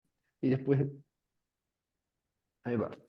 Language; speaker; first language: Portuguese; non-native, fluent; Spanish